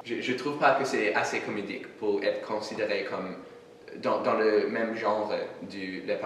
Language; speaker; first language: French; non-native, local second language; English